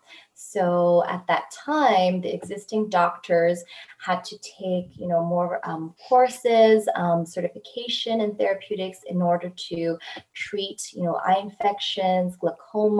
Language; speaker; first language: English; native; English